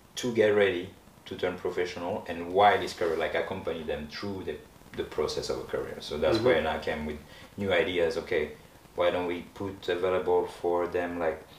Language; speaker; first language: English; non-native, fluent; French